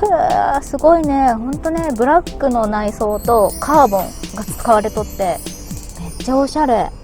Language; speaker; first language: Japanese; native; Japanese